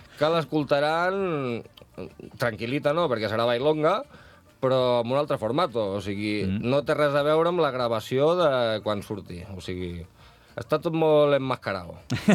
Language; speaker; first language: Catalan; non-native, local second language; Spanish